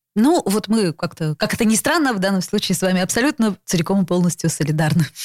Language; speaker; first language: Russian; native; Russian